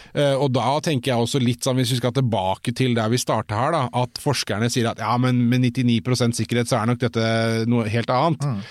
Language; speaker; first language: Norwegian; native; Norwegian